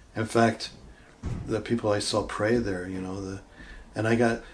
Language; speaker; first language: English; native; English